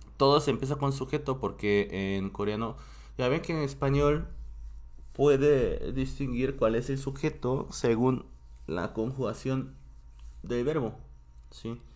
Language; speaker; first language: Spanish; non-native, fluent; Korean